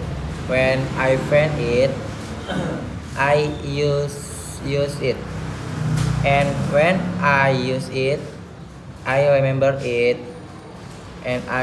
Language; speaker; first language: English; non-native, learner; Indonesian